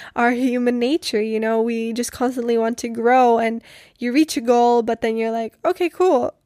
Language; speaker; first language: English; non-native, fluent; Czech